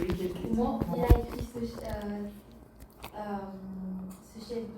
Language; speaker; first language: French; non-native, learner; Bulgarian